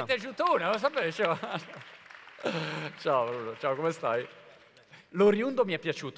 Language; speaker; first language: Italian; native; Italian